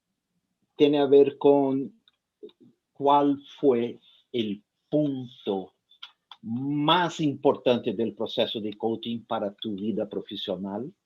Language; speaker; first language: Spanish; non-native, fluent; Portuguese